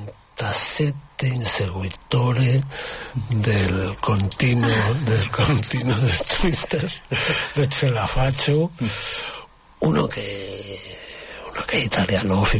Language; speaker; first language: Italian; non-native, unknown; Catalan